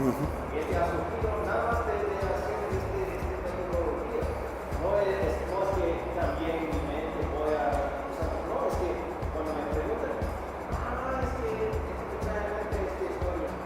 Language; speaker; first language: Spanish; non-native, fluent; English